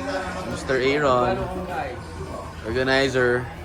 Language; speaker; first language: English; non-native, fluent; Filipino